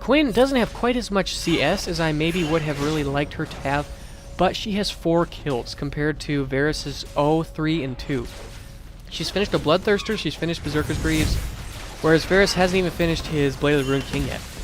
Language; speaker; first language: English; native; English